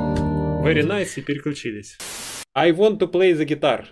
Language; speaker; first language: English; non-native, learner; Russian